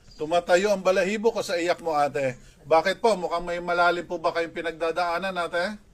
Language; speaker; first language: Filipino; native; Filipino